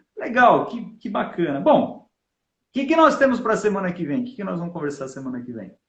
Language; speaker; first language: Portuguese; native; Portuguese